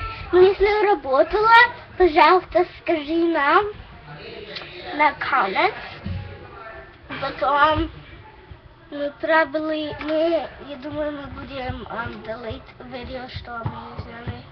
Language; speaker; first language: Russian; early bilingual, heritage; English